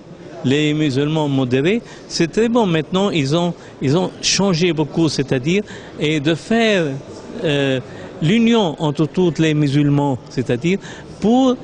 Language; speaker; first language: French; non-native, local second language; Arabic